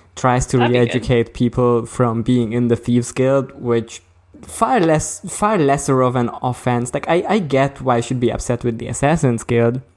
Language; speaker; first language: English; early bilingual, other home language; Hungarian